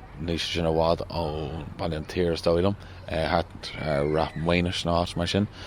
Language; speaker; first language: Irish; non-native, local second language; English